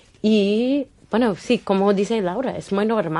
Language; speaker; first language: Spanish; non-native, fluent; English